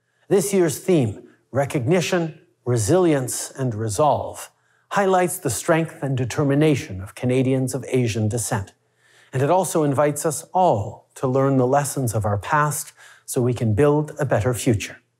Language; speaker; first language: English; early bilingual, other home language; French